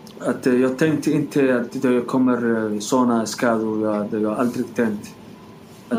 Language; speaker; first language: Swedish; non-native, learner; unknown